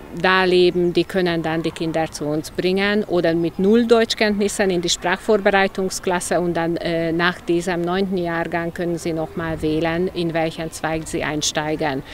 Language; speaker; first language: German; non-native, local second language; Hungarian